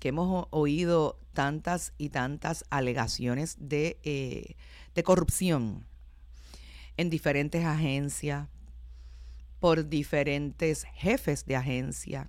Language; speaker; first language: Spanish; native; Spanish